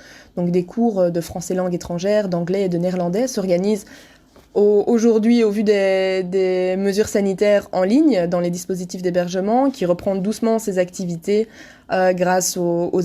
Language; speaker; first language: French; native; French